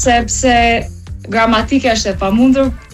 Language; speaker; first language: Albanian; non-native, learner; English